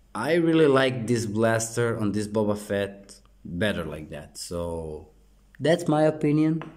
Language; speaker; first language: English; non-native, fluent; Croatian